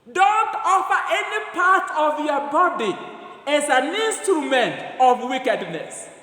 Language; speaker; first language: English; non-native, local second language; Swahili